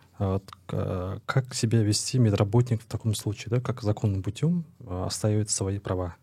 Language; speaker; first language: Russian; non-native, local second language; Kazakh